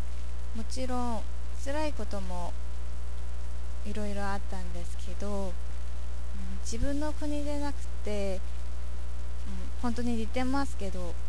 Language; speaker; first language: Japanese; non-native, fluent; Korean